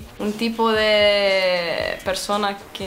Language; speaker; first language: Spanish; non-native, fluent; Romanian